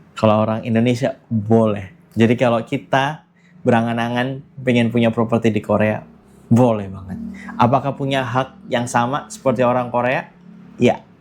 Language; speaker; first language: Indonesian; native; Indonesian